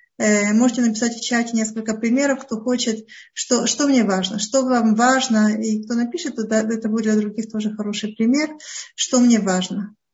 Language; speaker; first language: Russian; early bilingual, heritage; Russian